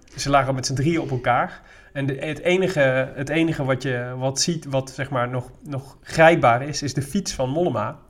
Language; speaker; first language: Dutch; native; Dutch